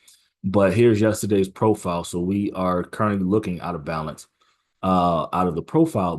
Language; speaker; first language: English; native; English